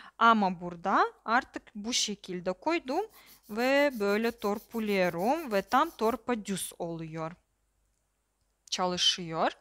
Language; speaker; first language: Turkish; non-native, learner; Russian